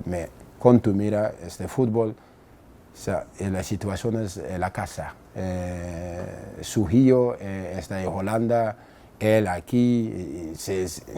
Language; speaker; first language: Spanish; non-native, learner; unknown